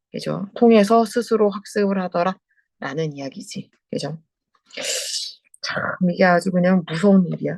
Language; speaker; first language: Korean; native; Korean